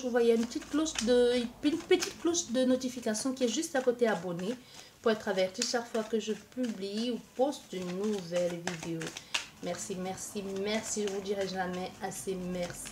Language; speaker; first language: French; native; French